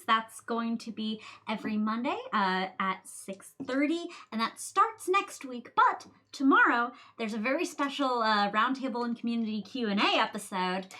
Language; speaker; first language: English; native; English